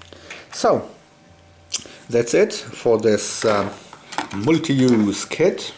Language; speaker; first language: English; non-native, fluent; German